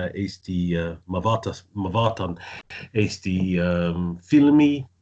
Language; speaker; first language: Estonian; non-native, learner; English